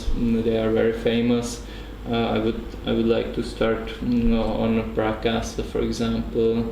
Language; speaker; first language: English; non-native, learner; Czech